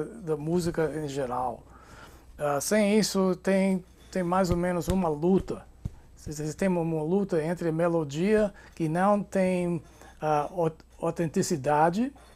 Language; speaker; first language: Portuguese; non-native, fluent; English